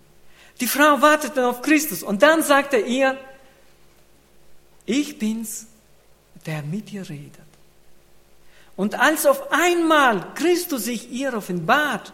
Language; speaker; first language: German; non-native, fluent; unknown